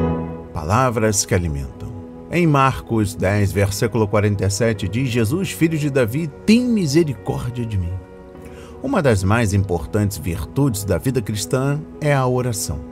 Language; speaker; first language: Portuguese; native; Portuguese